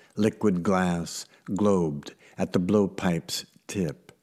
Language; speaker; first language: English; native; English